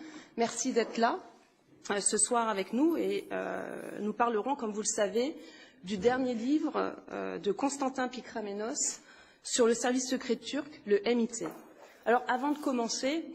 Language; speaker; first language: French; native; French